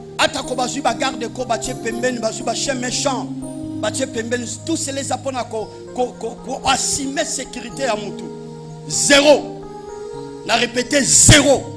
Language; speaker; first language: Lingala; non-native, local second language; Kongo